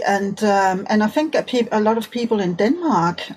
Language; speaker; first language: English; non-native, fluent; Danish